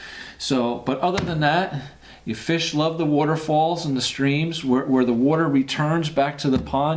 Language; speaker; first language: English; native; English